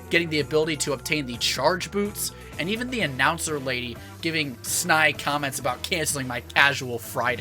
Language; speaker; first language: English; native; English